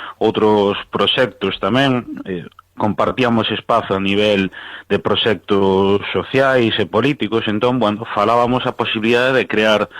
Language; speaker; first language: Galician; native; Galician